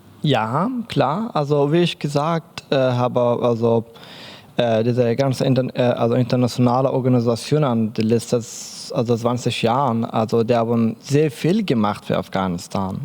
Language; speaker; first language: German; non-native, learner; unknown